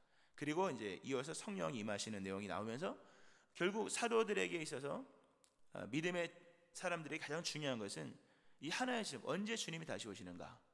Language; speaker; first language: Korean; native; Korean